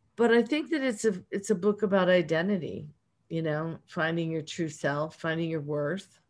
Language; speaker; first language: English; native; English